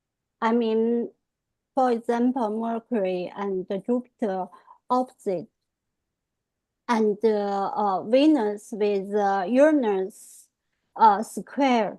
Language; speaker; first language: English; non-native, fluent; Chinese